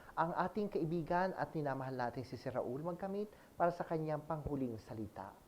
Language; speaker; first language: Filipino; native; Filipino